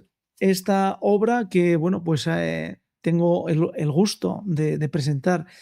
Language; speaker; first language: Spanish; native; Spanish